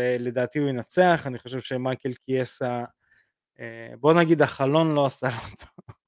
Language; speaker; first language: Hebrew; early bilingual, other home language; Russian